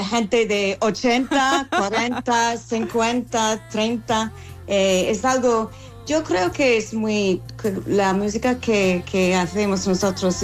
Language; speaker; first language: Spanish; non-native, fluent; English